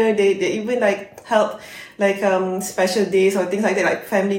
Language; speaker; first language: English; non-native, local second language; Malay